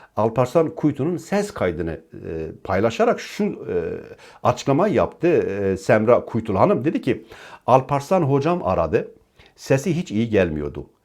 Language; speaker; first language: Turkish; native; Turkish